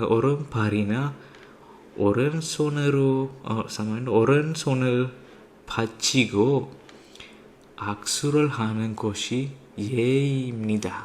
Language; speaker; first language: Korean; non-native, learner; Sinhala